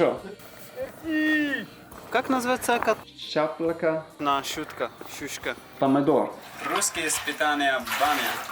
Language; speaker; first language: Russian; non-native, learner; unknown